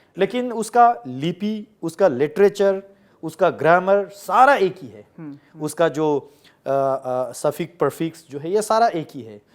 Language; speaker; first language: Hindi; non-native, local second language; Ladakhi